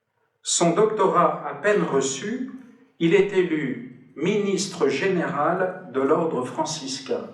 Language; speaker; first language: French; native; French